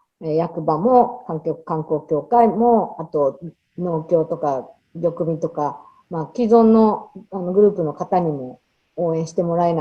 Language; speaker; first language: Japanese; native; Japanese